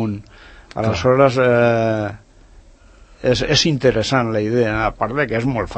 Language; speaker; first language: Catalan; non-native, local second language; Spanish